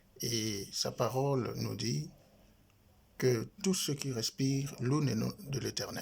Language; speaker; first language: French; non-native, local second language; Lingala